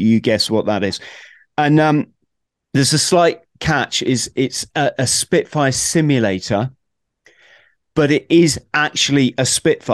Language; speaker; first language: English; native; English